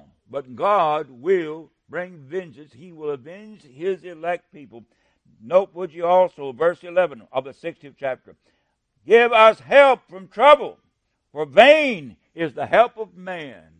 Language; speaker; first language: English; native; English